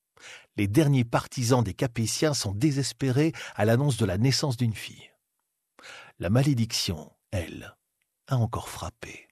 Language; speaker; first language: French; native; French